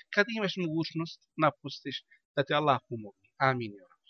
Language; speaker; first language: Bosnian; non-native, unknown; Arabic